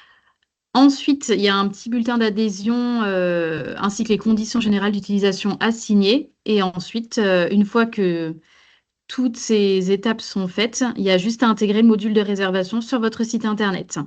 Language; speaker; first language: French; native; French